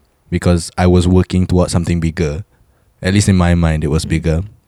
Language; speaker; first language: English; non-native, local second language; Malay